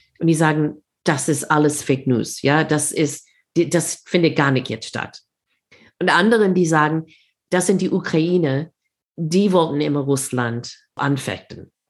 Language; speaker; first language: German; non-native, fluent; English